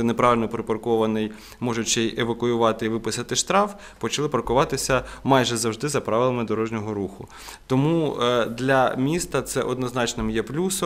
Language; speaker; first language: Ukrainian; native; Ukrainian